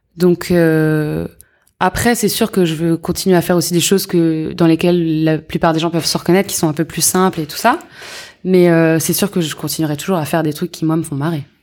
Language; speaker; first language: French; native; French